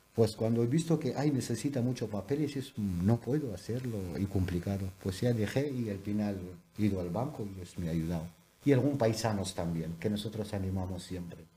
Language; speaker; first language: Spanish; non-native, learner; Urdu